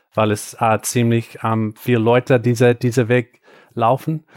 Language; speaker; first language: German; non-native, fluent; English